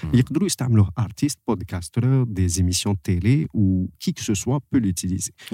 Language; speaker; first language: French; non-native, local second language; Arabic